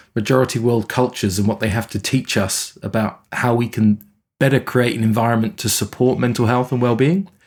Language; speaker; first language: English; native; English